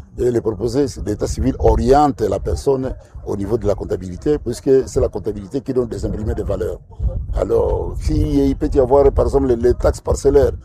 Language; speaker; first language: French; non-native, local second language; Nande